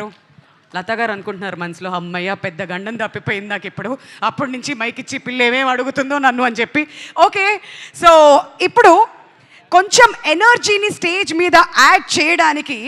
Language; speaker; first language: Telugu; native; Telugu